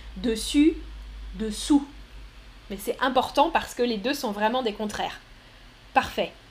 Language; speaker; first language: French; native; French